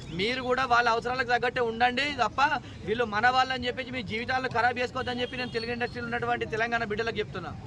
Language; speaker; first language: Telugu; native; Telugu